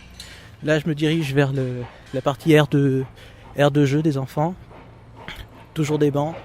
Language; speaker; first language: French; native; French